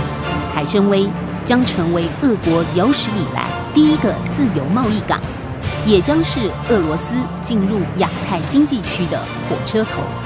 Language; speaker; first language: Chinese; native; Chinese